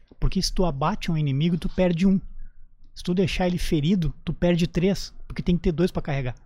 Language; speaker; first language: Portuguese; native; Portuguese